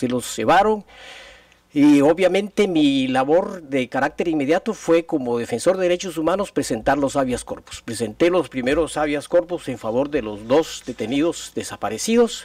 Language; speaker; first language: Spanish; native; Spanish